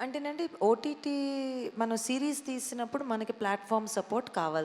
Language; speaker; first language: Telugu; native; Telugu